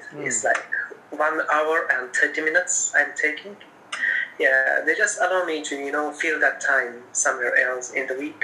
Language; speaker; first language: English; non-native, local second language; Japanese